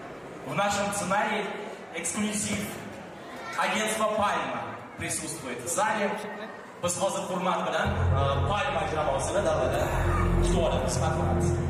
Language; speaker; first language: Russian; non-native, local second language; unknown